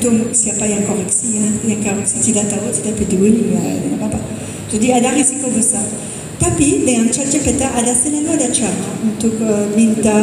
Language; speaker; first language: Indonesian; non-native, fluent; English